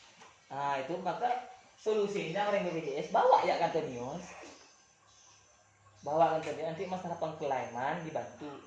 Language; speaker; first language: Malay; native; Malay